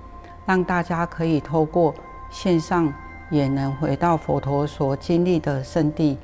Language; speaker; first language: Chinese; native; Chinese